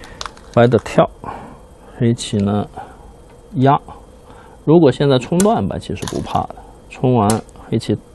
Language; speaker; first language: Chinese; native; Chinese